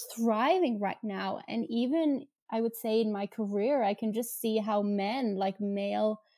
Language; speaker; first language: English; non-native, fluent; Norwegian